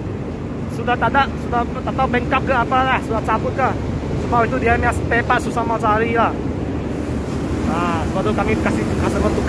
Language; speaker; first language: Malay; non-native, local second language; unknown